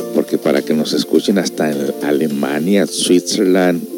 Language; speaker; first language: Spanish; early bilingual, heritage; Spanish